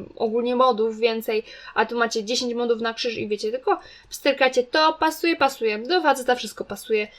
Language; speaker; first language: Polish; native; Polish